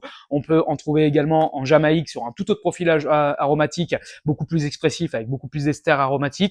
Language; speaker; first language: French; native; French